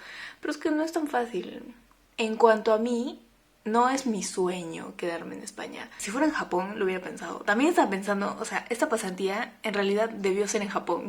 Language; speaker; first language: Spanish; native; Spanish